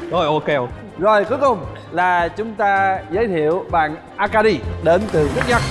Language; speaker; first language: Vietnamese; non-native, fluent; English